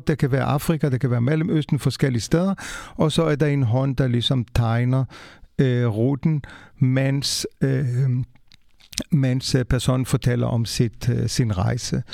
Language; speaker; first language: Danish; non-native, fluent; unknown